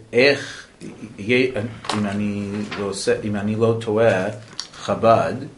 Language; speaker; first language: Hebrew; non-native, learner; English